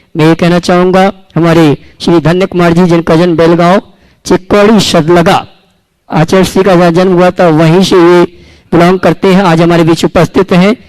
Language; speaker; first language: Hindi; native; Hindi